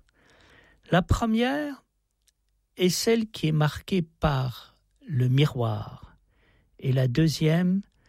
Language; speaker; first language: French; native; French